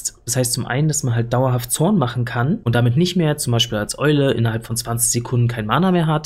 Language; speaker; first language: German; native; German